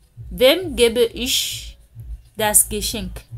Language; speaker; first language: German; non-native, fluent; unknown